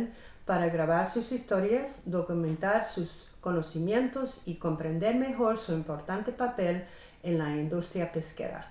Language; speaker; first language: Spanish; non-native, fluent; English